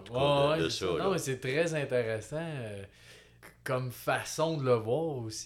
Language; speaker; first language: French; native; French